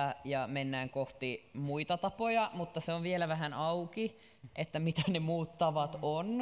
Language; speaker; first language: Finnish; native; Finnish